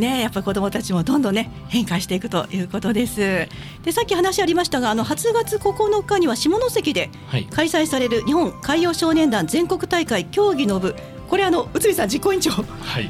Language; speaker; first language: Japanese; native; Japanese